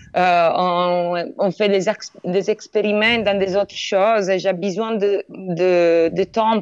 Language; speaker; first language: French; non-native, learner; Italian